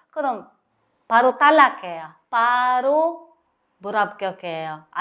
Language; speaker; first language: Korean; non-native, fluent; Filipino